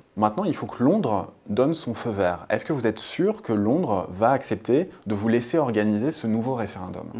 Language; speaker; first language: French; native; French